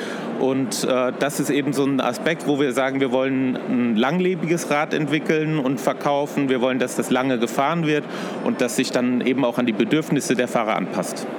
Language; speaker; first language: German; native; German